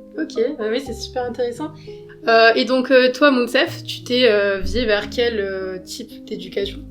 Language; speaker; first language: French; native; French